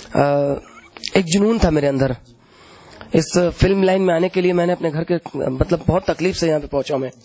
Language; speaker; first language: Hindi; native; Hindi